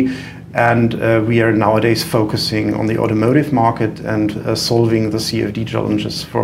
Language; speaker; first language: English; non-native, fluent; German